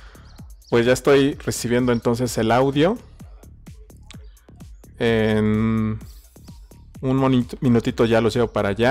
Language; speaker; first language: Spanish; native; Spanish